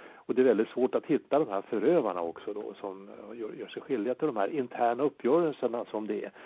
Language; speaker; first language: Swedish; native; Swedish